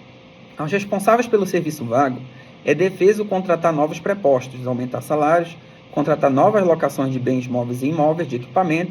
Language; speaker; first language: Portuguese; native; Portuguese